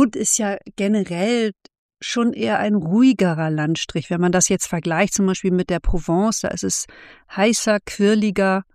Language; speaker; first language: German; native; German